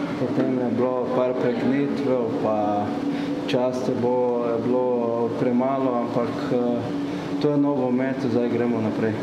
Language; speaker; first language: Slovenian; non-native, fluent; Portuguese